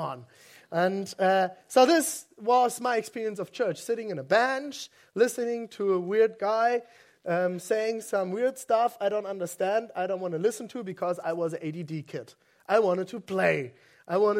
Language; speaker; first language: English; non-native, fluent; German